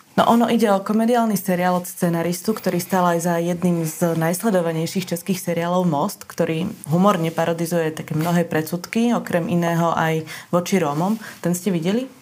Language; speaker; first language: Slovak; native; Slovak